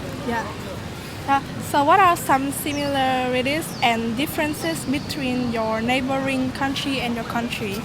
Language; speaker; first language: English; non-native, learner; Vietnamese